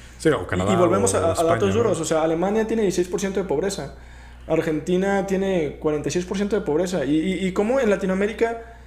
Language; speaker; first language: Spanish; native; Spanish